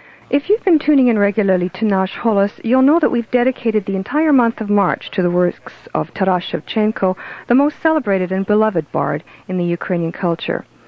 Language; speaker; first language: English; native; English